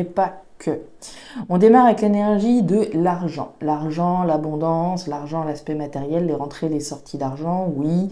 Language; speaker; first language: French; native; French